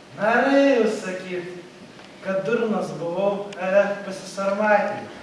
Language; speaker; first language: Lithuanian; native; Lithuanian